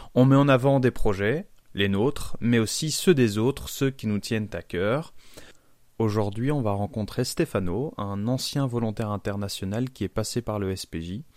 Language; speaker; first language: French; native; French